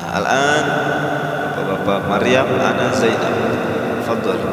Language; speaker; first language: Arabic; non-native, fluent; Indonesian